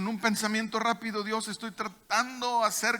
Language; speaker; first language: Spanish; native; Spanish